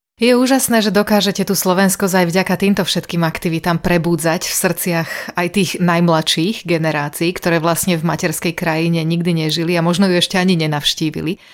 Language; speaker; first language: Slovak; native; Slovak